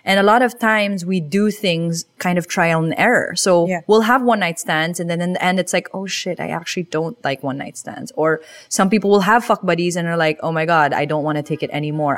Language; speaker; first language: English; non-native, local second language; Filipino